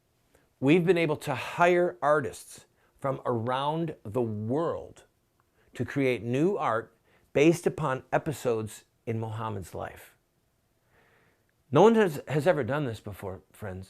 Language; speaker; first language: English; native; English